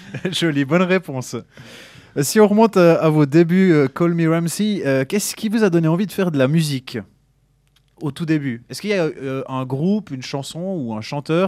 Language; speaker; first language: French; native; French